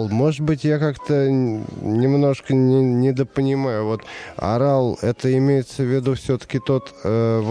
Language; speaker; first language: Russian; native; Russian